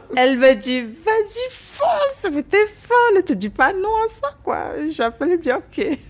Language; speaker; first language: French; non-native, fluent; Portuguese